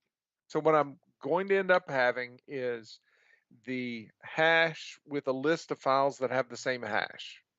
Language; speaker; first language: English; native; English